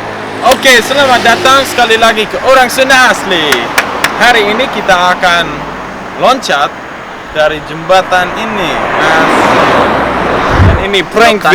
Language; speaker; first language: Indonesian; early bilingual, other home language; English